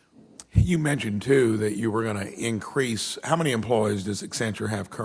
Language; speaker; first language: English; native; English